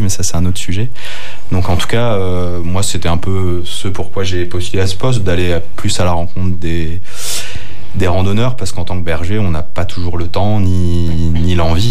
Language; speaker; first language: French; native; French